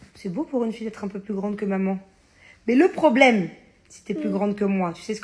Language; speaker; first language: French; native; French